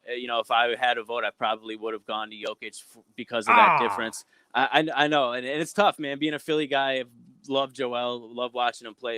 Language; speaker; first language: English; native; English